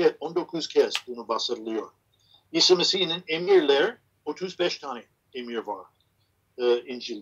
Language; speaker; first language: Turkish; non-native, fluent; English